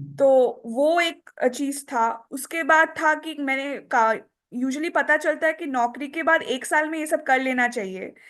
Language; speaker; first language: Hindi; non-native, local second language; Assamese